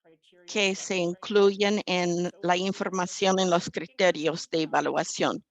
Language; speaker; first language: Spanish; non-native, fluent; English